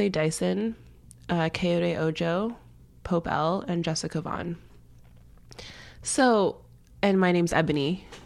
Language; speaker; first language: English; native; English